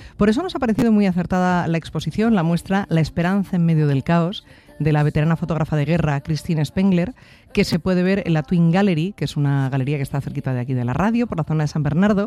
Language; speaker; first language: Spanish; native; Spanish